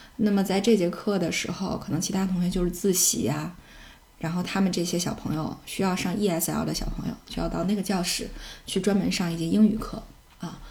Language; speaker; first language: Chinese; native; Chinese